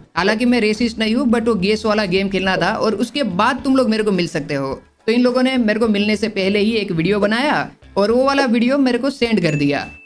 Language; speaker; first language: Hindi; non-native, local second language; Gujarati